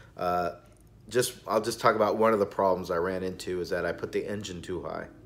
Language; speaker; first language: English; native; English